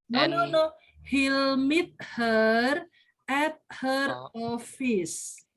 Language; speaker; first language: English; non-native, fluent; Indonesian